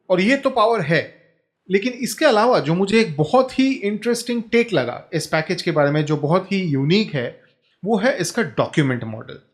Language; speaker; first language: Hindi; native; Hindi